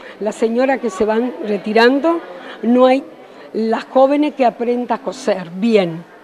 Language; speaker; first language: Spanish; early bilingual, other home language; Italian